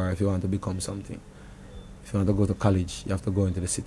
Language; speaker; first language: English; non-native, local second language; Jamaican Creole English